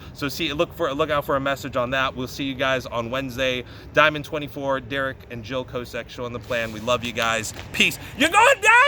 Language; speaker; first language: English; native; English